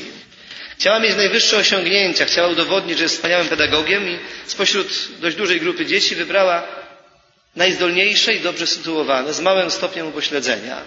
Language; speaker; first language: Polish; native; Polish